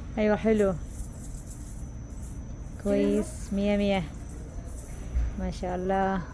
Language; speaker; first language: Arabic; non-native, learner; Bangla